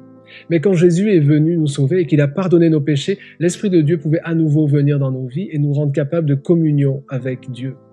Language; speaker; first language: French; native; French